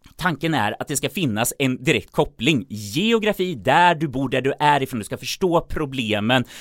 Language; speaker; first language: Swedish; native; Swedish